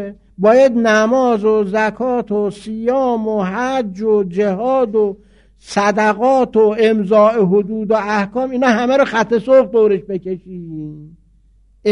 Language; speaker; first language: Persian; native; Persian